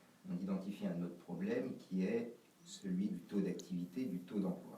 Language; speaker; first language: French; native; French